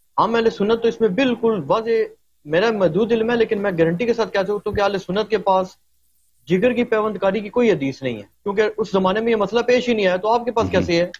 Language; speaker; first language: Urdu; native; Urdu